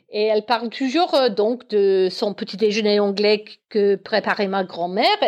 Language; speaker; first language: French; non-native, fluent; English